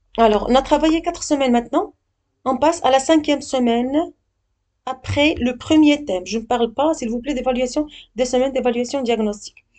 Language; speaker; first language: French; non-native, local second language; Arabic